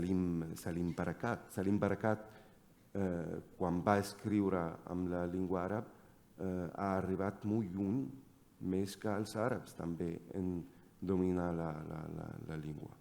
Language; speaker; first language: Catalan; non-native, fluent; Arabic